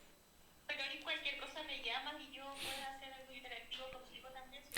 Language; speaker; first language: Spanish; native; Spanish